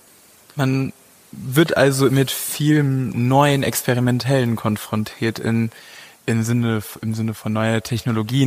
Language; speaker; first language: German; native; German